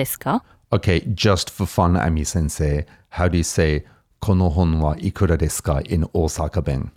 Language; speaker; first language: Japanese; non-native, learner; English